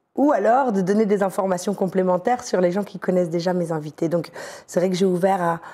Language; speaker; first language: French; native; French